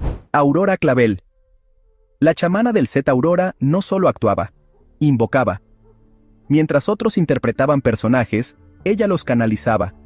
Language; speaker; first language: Spanish; native; Spanish